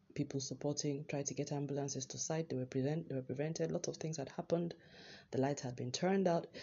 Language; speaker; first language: English; non-native, local second language; Yoruba